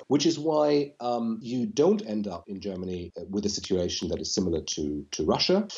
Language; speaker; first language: English; non-native, fluent; German